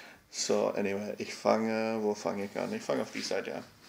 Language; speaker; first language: German; non-native, fluent; English